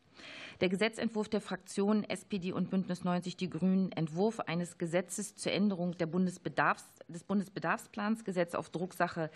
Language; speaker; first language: German; native; German